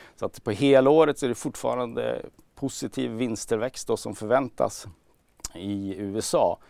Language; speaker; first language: Swedish; native; Swedish